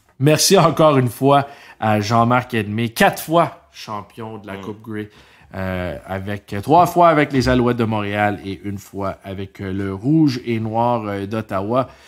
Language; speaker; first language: French; native; French